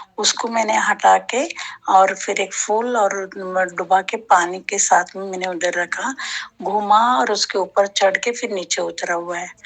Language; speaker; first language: Hindi; non-native, local second language; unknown